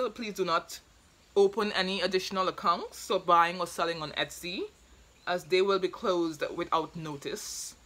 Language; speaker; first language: English; native; English